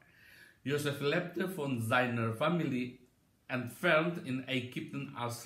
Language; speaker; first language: German; non-native, learner; Indonesian